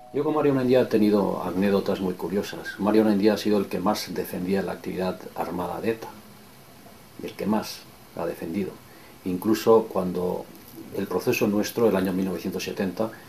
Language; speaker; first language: Spanish; non-native, local second language; Basque